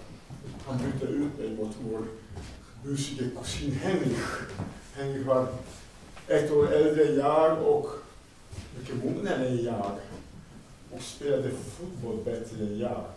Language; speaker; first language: Swedish; non-native, fluent; Croatian